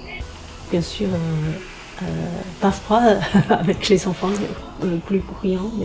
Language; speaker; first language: French; non-native, fluent; Chinese